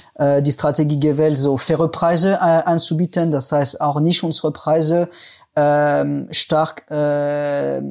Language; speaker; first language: German; non-native, fluent; French